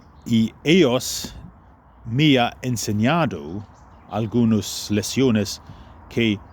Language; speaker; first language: Spanish; non-native, fluent; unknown